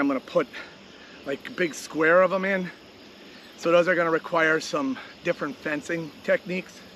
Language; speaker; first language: English; native; English